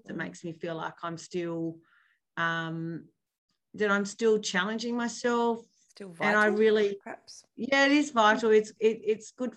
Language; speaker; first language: English; native; English